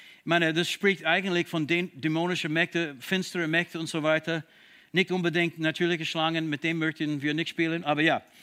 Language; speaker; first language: German; non-native, fluent; English